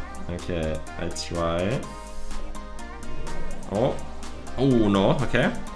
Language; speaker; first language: English; non-native, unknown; German